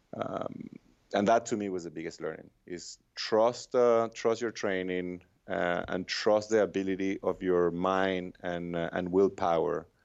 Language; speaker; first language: English; non-native, fluent; Spanish